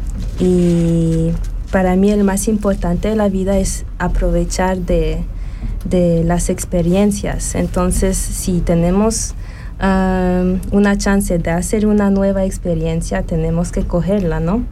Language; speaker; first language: Spanish; early bilingual, heritage; French